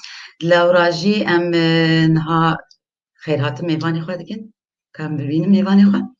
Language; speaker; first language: Kurdish; native; Kurdish